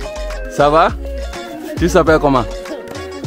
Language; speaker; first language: French; non-native, learner; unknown